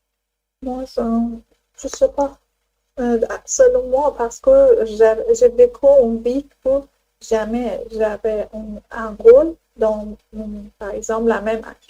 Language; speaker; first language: French; non-native, learner; Persian